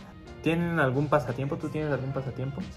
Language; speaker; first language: Spanish; native; Spanish